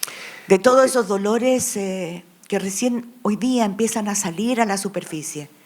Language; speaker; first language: Spanish; native; Spanish